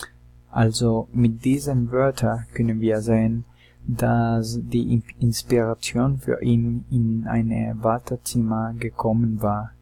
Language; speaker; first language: German; non-native, learner; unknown